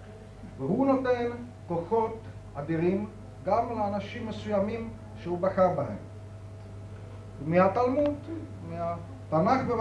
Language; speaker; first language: Hebrew; non-native, fluent; Czech